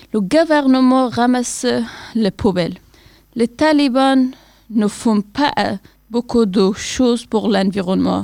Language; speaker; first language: French; non-native, learner; Persian